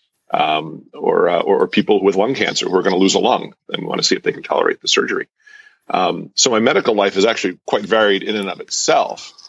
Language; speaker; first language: English; native; English